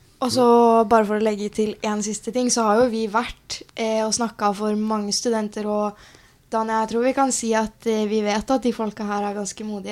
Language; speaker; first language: Norwegian; native; Norwegian